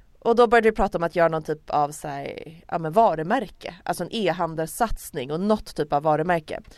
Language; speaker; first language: Swedish; native; Swedish